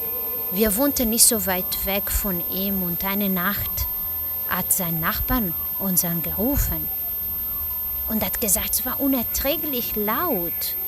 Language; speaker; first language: German; non-native, learner; Italian